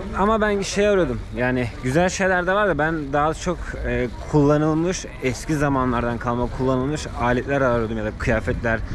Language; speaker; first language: Turkish; native; Turkish